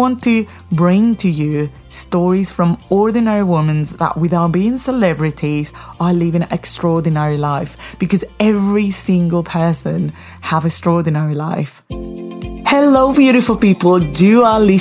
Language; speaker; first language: English; non-native, fluent; Spanish